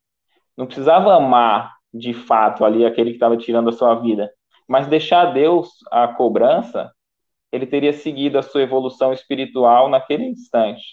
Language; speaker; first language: Portuguese; native; Portuguese